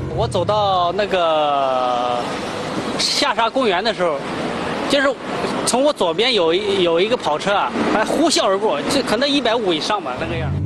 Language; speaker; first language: Chinese; native; Chinese